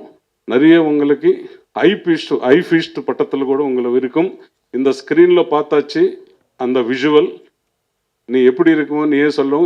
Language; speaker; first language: Tamil; non-native, learner; Telugu